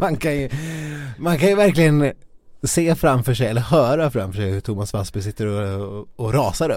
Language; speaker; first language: Swedish; native; Swedish